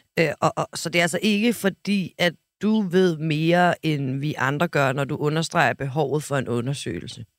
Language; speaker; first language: Danish; native; Danish